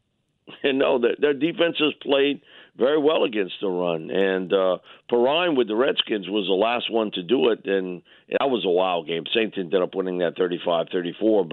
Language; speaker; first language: English; native; English